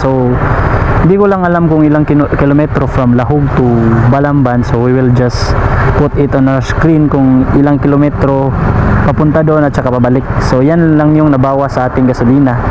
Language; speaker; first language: Filipino; non-native, local second language; Cebuano